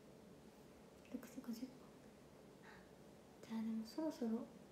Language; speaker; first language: Japanese; native; Japanese